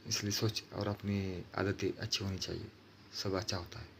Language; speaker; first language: Hindi; non-native, local second language; Marathi